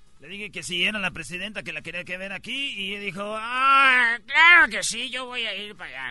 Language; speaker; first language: Spanish; early bilingual, other home language; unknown